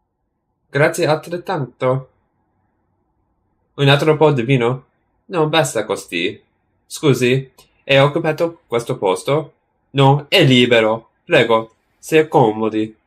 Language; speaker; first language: Italian; non-native, learner; English